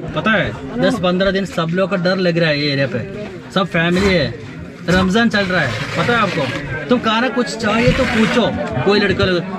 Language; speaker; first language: Hindi; non-native, local second language; Malayalam